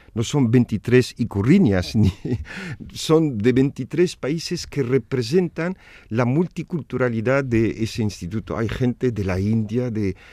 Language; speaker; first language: Spanish; non-native, fluent; Arabic